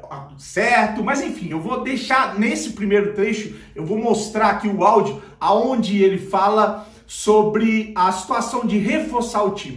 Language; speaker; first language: Portuguese; native; Portuguese